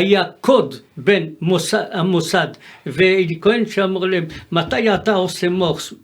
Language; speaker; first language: Hebrew; non-native, fluent; French